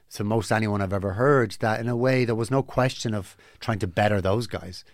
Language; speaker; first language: English; native; English